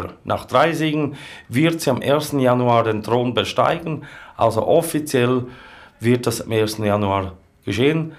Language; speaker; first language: German; native; German